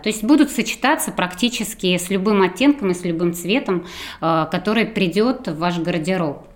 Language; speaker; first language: Russian; native; Russian